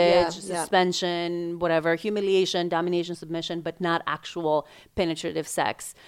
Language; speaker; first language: English; non-native, fluent; Macedonian